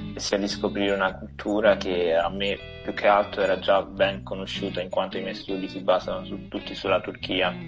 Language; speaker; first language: Italian; native; Italian